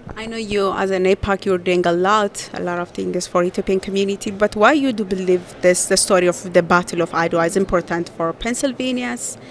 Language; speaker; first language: English; non-native, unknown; Amharic